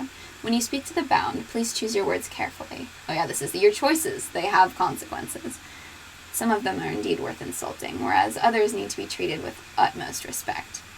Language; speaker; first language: English; native; English